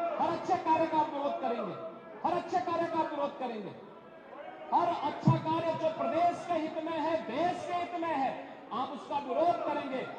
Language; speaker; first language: Hindi; native; Hindi